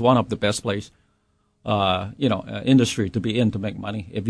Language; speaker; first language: English; non-native, local second language; Cantonese